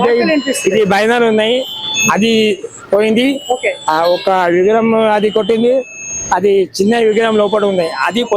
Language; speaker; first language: Telugu; non-native, local second language; Urdu